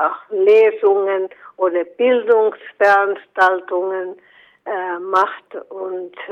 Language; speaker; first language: German; non-native, fluent; Finnish